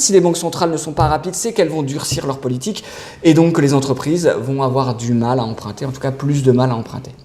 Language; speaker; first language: French; native; French